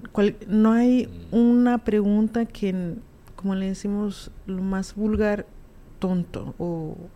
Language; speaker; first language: Spanish; early bilingual, heritage; Spanish